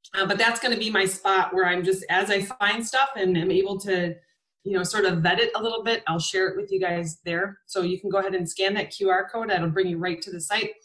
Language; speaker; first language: English; native; English